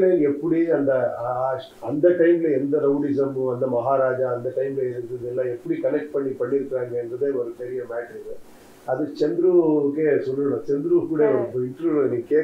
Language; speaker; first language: Tamil; non-native, learner; Kannada